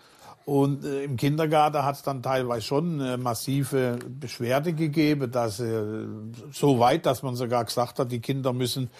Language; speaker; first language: German; native; German